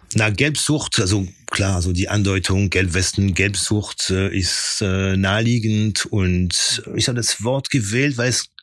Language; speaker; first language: German; non-native, fluent; French